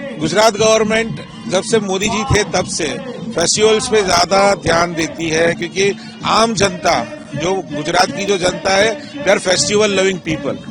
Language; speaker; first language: Hindi; non-native, local second language; Gujarati